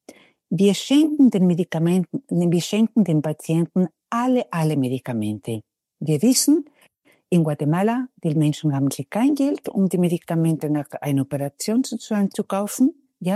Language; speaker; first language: German; non-native, fluent; Spanish